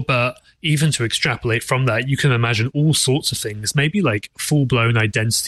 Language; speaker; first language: English; native; English